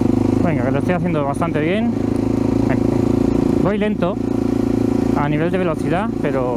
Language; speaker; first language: Spanish; native; Spanish